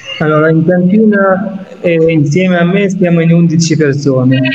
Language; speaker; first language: Italian; non-native, fluent; Arabic